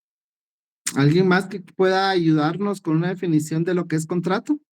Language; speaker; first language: Spanish; native; Spanish